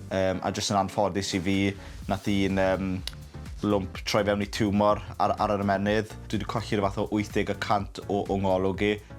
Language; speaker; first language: Welsh; native; Welsh